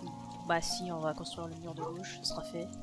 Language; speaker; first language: French; native; French